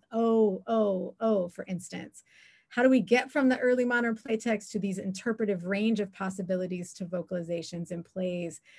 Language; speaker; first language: English; native; English